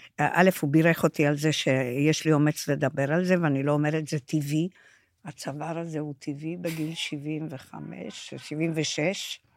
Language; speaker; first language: Hebrew; non-native, fluent; Romanian